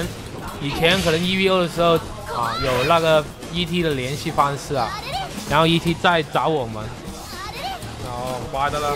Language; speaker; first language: Chinese; native; Chinese